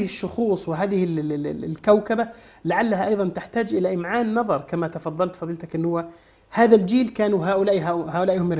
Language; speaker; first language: Arabic; native; Arabic